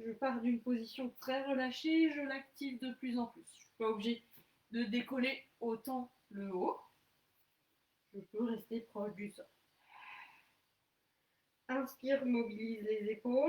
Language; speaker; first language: French; native; French